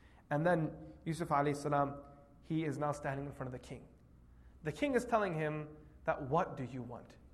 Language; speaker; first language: English; native; English